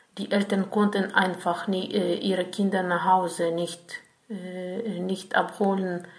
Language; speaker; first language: German; non-native, fluent; Russian